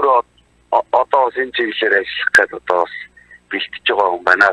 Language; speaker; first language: Mongolian; native; Mongolian